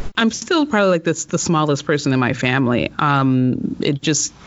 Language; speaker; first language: English; native; English